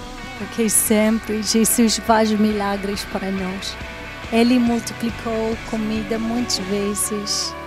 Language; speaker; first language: Portuguese; non-native, learner; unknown